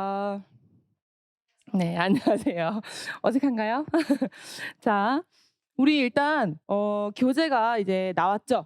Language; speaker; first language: Korean; native; Korean